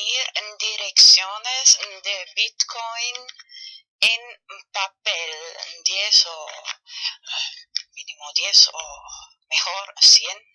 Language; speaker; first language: Spanish; non-native, fluent; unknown